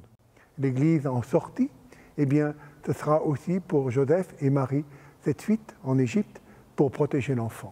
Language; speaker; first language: French; native; French